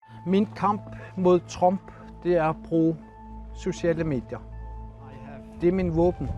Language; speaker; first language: Danish; non-native, local second language; Kalaallisut